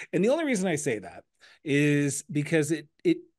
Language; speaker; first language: English; native; English